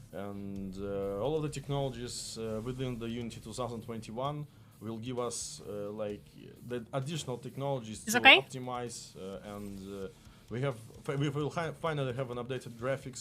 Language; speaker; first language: English; non-native, fluent; Russian